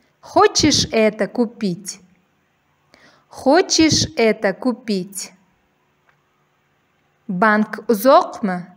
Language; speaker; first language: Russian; non-native, local second language; Uzbek